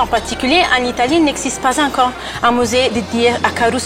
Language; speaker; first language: French; non-native, fluent; Italian